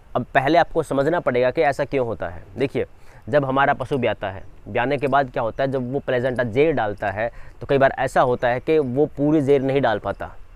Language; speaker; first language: Hindi; native; Hindi